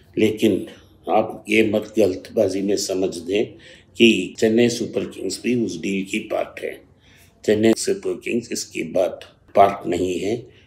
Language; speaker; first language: Hindi; non-native, local second language; Tamil